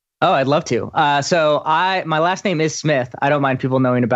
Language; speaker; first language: English; native; English